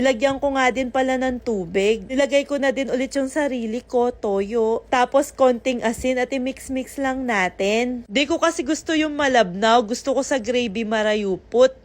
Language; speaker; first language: Filipino; non-native, local second language; Pampanga